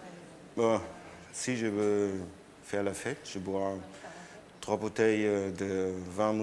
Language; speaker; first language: French; non-native, learner; German